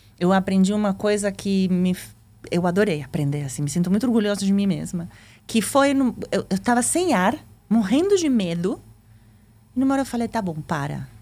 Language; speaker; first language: Portuguese; non-native, fluent; Spanish